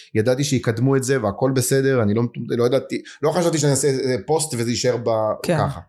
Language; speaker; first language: Hebrew; native; Hebrew